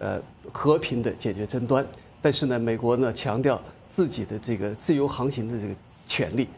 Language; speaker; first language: Chinese; native; Chinese